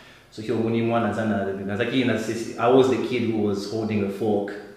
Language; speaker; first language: English; non-native, fluent; Lingala